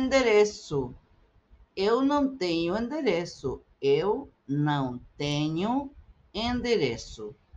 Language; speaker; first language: Portuguese; non-native, fluent; Spanish